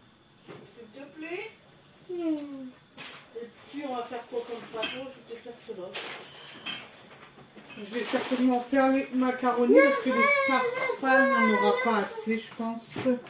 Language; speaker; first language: French; native; French